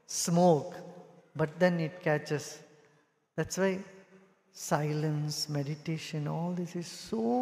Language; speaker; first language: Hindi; non-native, local second language; Tamil